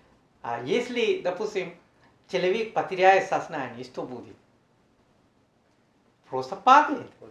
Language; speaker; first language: Russian; non-native, learner; Sinhala